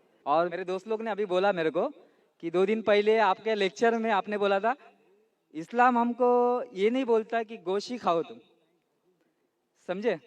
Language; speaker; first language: Hindi; non-native, local second language; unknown